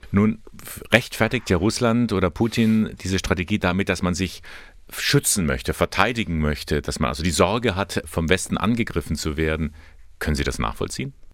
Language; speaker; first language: German; native; German